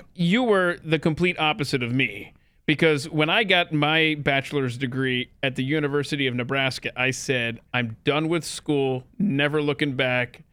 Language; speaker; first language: English; native; English